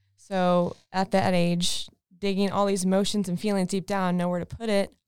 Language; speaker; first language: English; native; English